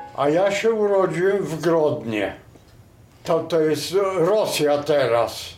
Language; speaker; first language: Polish; native; Polish